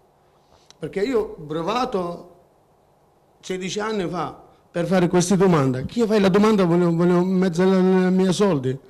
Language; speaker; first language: Italian; non-native, learner; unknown